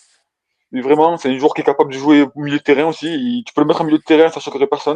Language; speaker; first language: French; native; French